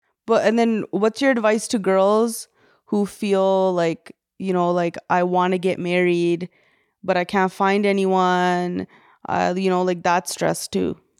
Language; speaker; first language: Punjabi; early bilingual, heritage; Punjabi